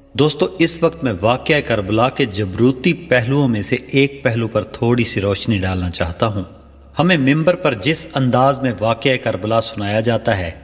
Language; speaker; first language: Urdu; non-native, local second language; Saraiki